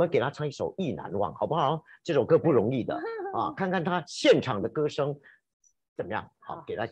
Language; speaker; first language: Chinese; native; Chinese